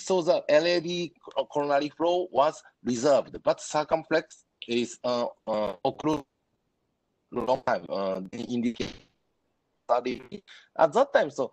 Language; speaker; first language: English; non-native, fluent; Japanese